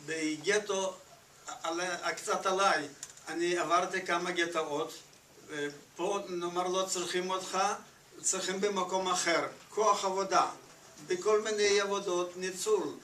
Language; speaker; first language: Hebrew; non-native, fluent; Yiddish